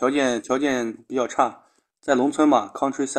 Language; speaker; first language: Chinese; native; Chinese